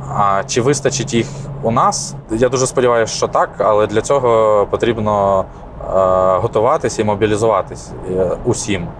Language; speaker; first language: Ukrainian; native; Ukrainian